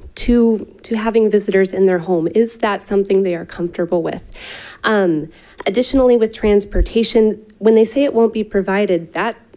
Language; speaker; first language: English; native; English